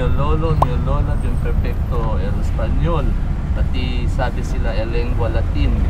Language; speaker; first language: Spanish; non-native, learner; Chavacano